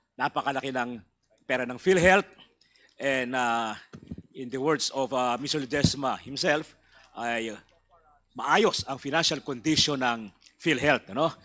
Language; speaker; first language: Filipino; native; Filipino